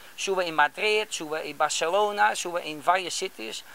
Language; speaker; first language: Spanish; non-native, learner; Dutch